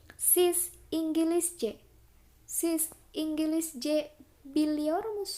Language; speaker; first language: Turkish; non-native, fluent; Indonesian